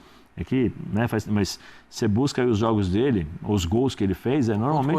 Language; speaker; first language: Portuguese; native; Portuguese